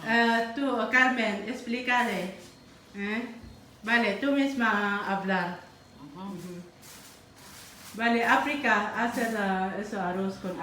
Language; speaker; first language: Spanish; non-native, learner; Filipino